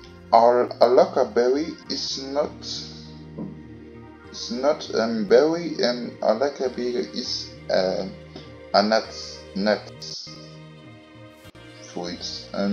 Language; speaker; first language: English; non-native, learner; German